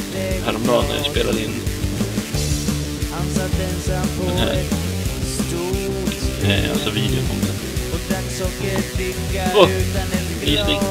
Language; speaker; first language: Swedish; native; Swedish